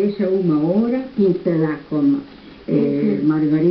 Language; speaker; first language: Portuguese; non-native, learner; German